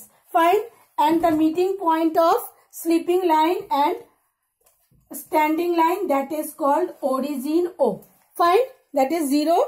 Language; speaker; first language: English; non-native, local second language; Hindi